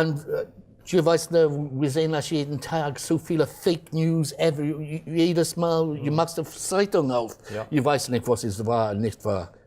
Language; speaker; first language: German; non-native, fluent; English